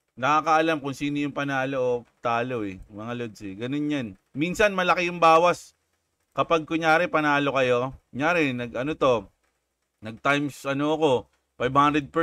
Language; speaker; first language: Filipino; native; Filipino